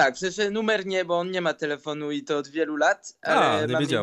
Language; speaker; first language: Polish; early bilingual, heritage; Polish